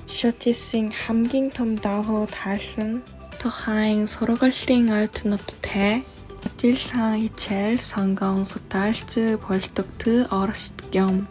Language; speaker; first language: Mongolian; non-native, learner; Korean